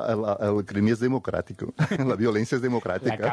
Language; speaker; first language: Catalan; non-native, fluent; Portuguese